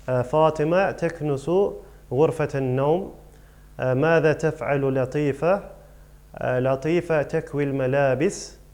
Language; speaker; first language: Arabic; non-native, fluent; English